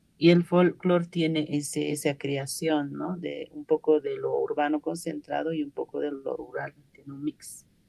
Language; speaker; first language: Spanish; non-native, local second language; Aymara